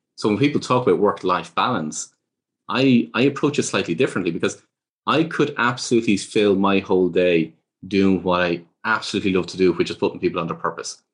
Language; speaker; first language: English; native; English